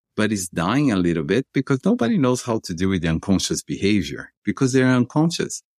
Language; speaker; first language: English; non-native, fluent; Portuguese